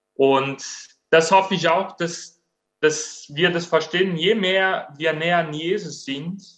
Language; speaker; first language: German; non-native, fluent; Portuguese